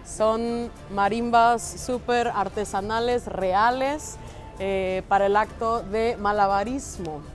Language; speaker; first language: Spanish; native; Spanish